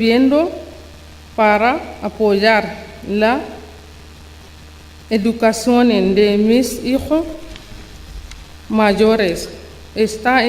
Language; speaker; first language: Spanish; non-native, learner; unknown